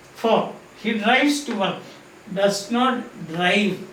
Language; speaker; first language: English; non-native, local second language; Malayalam